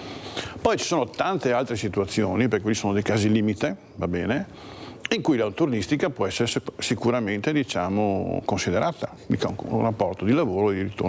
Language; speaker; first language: Italian; native; Italian